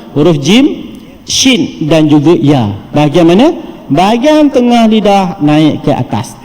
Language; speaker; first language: Malay; native; Malay